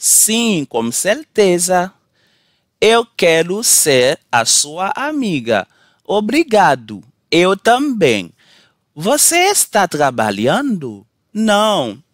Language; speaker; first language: Portuguese; non-native, learner; Haitian Creole